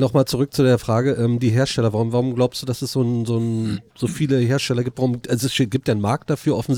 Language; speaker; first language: German; native; German